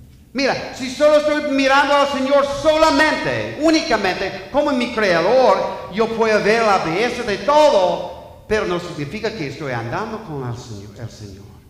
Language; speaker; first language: Spanish; non-native, fluent; English